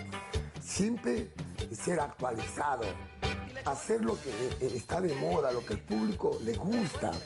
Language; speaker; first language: Spanish; native; Spanish